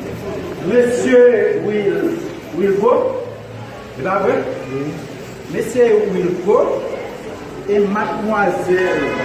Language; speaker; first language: French; non-native, local second language; Haitian Creole